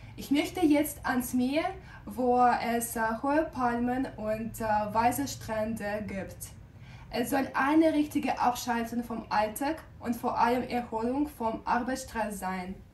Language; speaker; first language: German; non-native, fluent; Russian